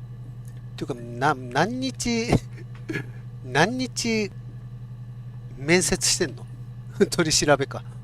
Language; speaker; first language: Japanese; native; Japanese